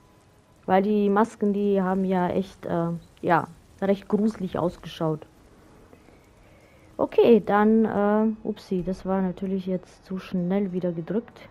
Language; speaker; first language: German; native; German